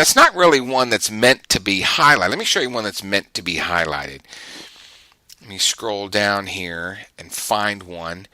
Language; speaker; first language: English; native; English